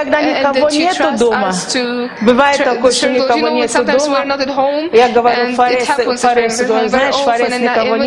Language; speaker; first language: Russian; non-native, learner; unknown